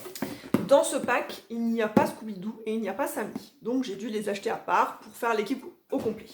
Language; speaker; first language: French; native; French